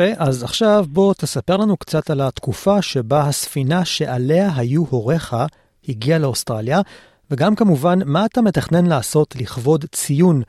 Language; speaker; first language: Hebrew; native; Hebrew